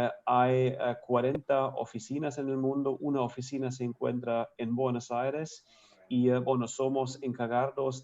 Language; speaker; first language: Spanish; non-native, fluent; German